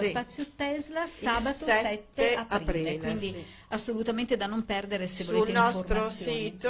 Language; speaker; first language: Italian; native; Italian